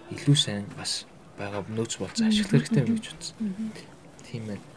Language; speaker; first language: Mongolian; native; Mongolian